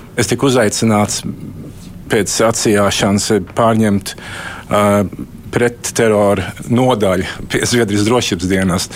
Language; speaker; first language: Latvian; early bilingual, heritage; Latvian